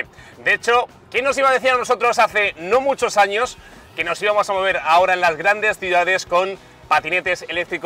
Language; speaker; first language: Spanish; native; Spanish